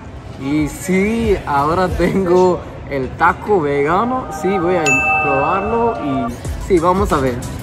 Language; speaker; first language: Spanish; non-native, learner; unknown